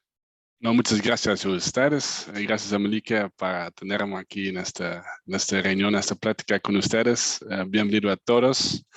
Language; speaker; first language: Spanish; non-native, fluent; Dutch